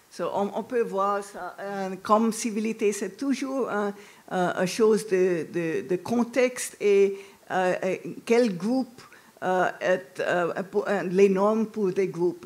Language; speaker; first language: French; non-native, fluent; English